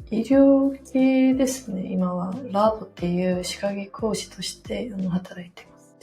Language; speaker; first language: Japanese; non-native, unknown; Korean